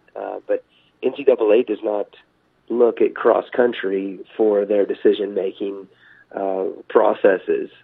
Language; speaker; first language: English; native; English